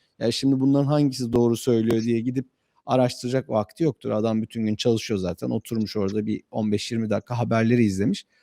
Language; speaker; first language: Turkish; native; Turkish